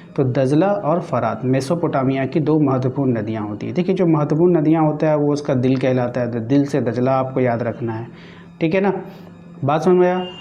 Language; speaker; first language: Hindi; native; Hindi